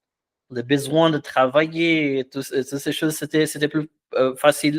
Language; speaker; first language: French; non-native, fluent; Portuguese